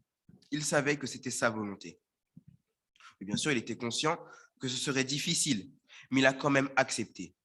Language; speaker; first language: French; native; French